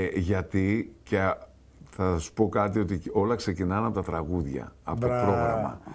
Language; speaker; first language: Greek; native; Greek